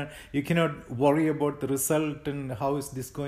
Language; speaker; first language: English; non-native, local second language; Malayalam